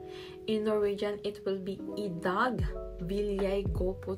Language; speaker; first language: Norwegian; non-native, fluent; Filipino